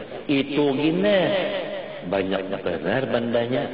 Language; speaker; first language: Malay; non-native, local second language; Banjar